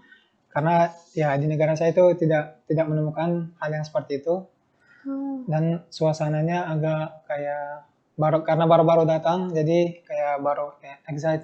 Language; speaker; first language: Indonesian; non-native, fluent; Turkmen